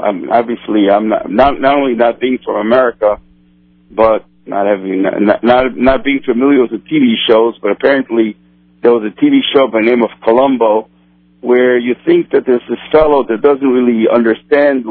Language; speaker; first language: English; non-native, fluent; Portuguese